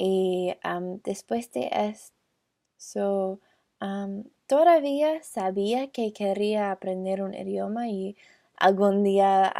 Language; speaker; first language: Spanish; non-native, learner; English